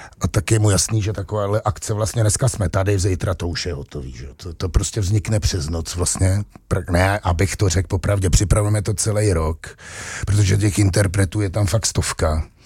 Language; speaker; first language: Czech; native; Czech